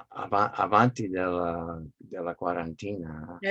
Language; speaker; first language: Italian; non-native, learner; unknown